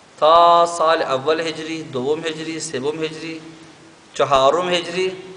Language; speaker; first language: Persian; non-native, local second language; Baluchi